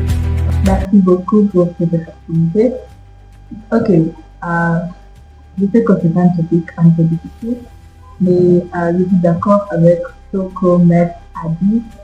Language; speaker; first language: French; non-native, learner; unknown